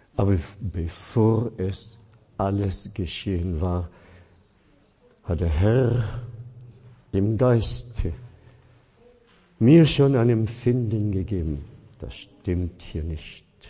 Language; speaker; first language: German; non-native, fluent; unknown